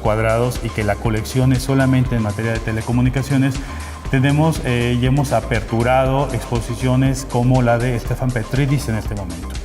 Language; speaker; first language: Spanish; native; Spanish